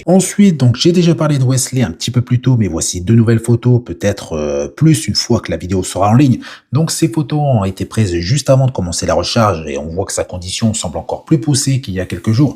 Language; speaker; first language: French; native; French